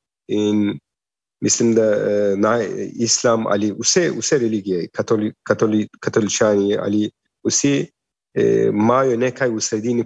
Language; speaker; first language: Slovenian; non-native, learner; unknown